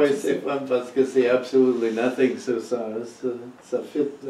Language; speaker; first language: French; non-native, learner; English